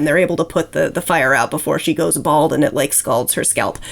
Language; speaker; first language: English; native; English